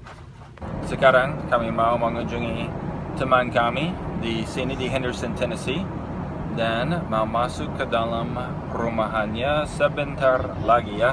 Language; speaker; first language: Indonesian; non-native, fluent; English